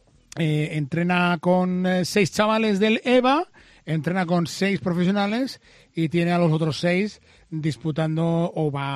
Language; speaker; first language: Spanish; native; Spanish